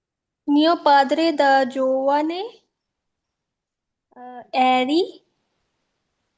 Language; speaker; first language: Italian; non-native, learner; Urdu